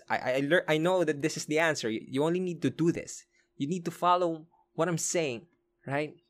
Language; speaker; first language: English; non-native, local second language; Filipino